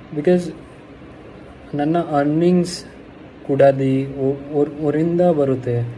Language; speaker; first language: Kannada; non-native, local second language; Hindi